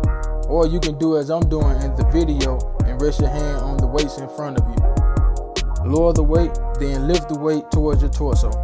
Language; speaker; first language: English; native; English